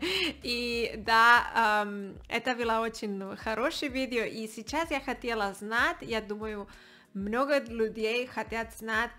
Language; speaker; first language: Russian; non-native, learner; Spanish